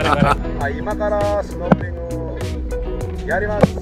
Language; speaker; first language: Japanese; non-native, learner; Indonesian